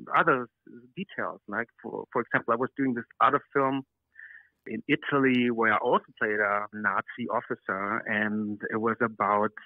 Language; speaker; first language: English; non-native, fluent; German